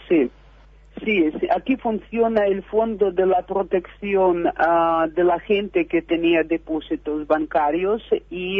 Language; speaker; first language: Spanish; non-native, fluent; Russian